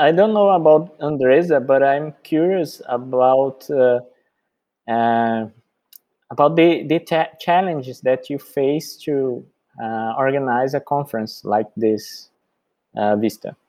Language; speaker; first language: English; non-native, fluent; Portuguese